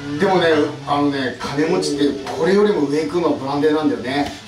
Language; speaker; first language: Japanese; native; Japanese